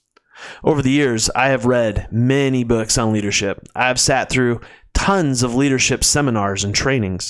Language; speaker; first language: English; native; English